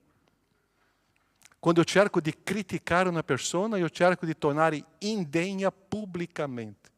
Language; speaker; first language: Italian; non-native, fluent; Portuguese